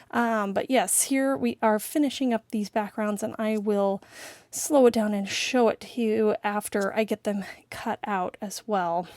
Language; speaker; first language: English; native; English